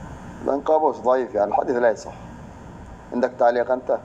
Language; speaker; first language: Arabic; native; Arabic